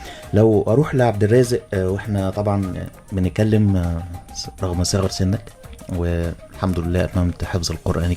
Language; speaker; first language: Arabic; native; Arabic